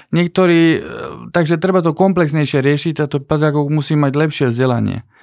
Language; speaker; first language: Slovak; non-native, local second language; Hungarian